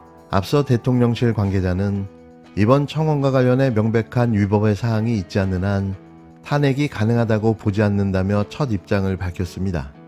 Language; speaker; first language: Korean; native; Korean